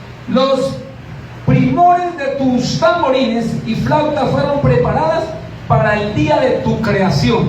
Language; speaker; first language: Spanish; native; Spanish